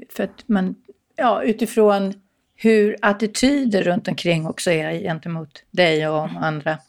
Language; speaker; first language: Swedish; native; Swedish